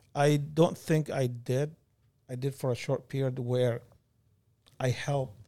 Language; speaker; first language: English; non-native, fluent; Arabic